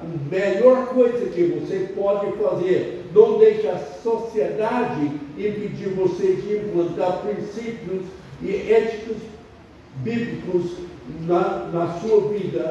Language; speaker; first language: Portuguese; non-native, fluent; English